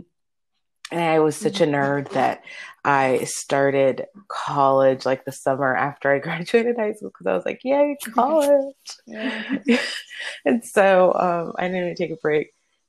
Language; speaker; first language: English; early bilingual, other home language; Spanish